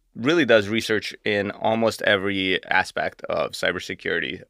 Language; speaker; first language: English; native; English